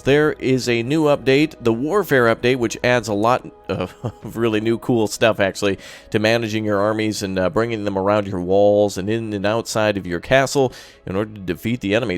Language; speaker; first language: English; native; English